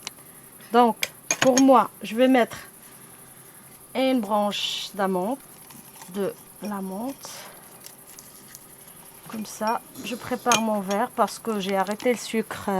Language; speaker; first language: French; non-native, fluent; Arabic